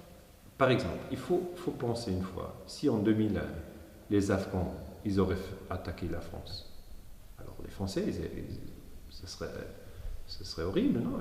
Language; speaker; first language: French; non-native, local second language; German